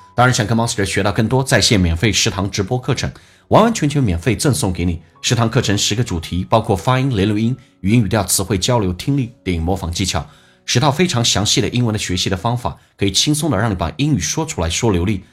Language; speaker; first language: Chinese; native; Chinese